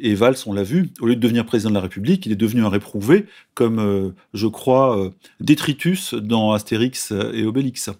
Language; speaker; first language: French; native; French